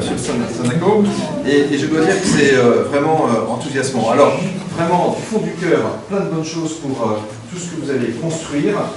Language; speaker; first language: French; native; French